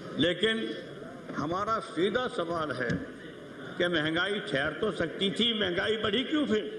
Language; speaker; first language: Hindi; native; Hindi